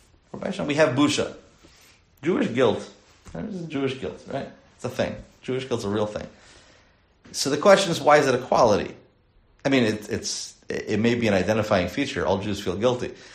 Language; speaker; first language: English; native; English